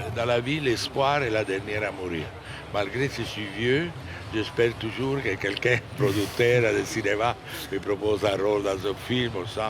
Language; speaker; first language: French; non-native, fluent; Italian